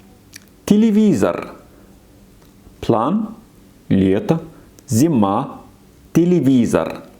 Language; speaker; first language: Russian; non-native, fluent; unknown